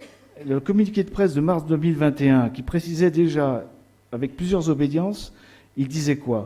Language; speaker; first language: French; native; French